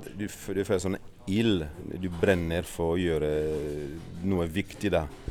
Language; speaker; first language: Norwegian; non-native, fluent; Portuguese